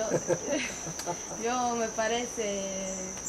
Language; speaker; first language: Spanish; non-native, learner; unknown